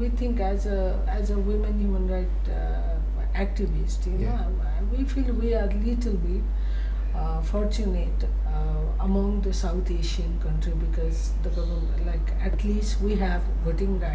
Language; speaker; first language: English; non-native, local second language; Nepali